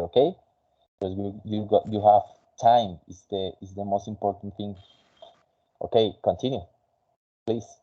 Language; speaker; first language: English; non-native, fluent; Spanish